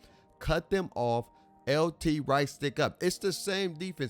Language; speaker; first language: English; native; English